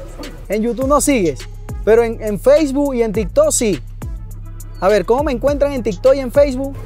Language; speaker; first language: Spanish; native; Spanish